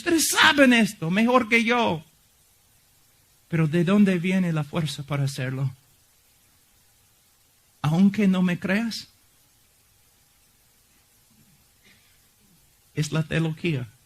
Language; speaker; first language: Spanish; non-native, fluent; English